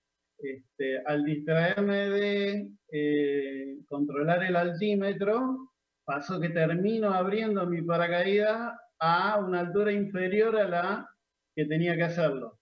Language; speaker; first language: Spanish; native; Spanish